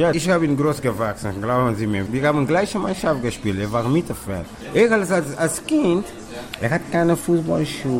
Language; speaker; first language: German; non-native, learner; Kabuverdianu